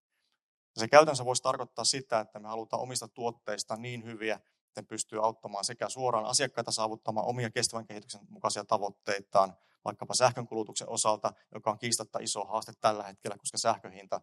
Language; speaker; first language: Finnish; native; Finnish